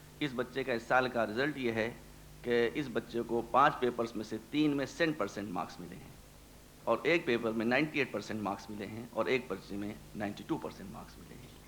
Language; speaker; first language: Urdu; native; Urdu